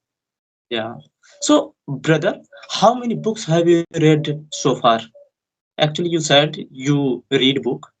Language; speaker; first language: English; non-native, learner; Hindi